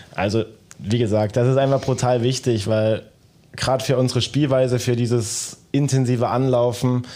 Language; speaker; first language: German; native; German